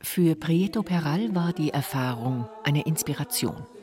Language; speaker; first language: German; native; German